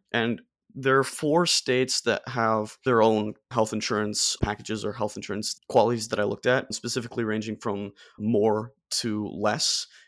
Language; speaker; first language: English; non-native, fluent; German